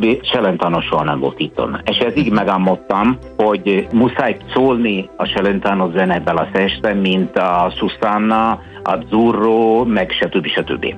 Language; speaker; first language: Hungarian; non-native, fluent; Italian